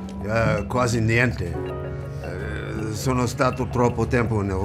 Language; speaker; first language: Italian; non-native, learner; English